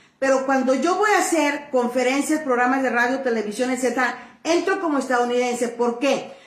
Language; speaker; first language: Spanish; native; Spanish